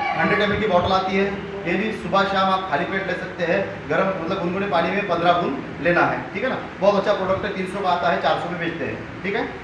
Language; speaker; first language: Hindi; non-native, local second language; Marathi